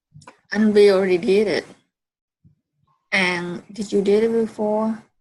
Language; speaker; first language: English; non-native, fluent; Vietnamese